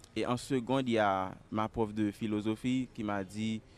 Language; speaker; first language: French; native; French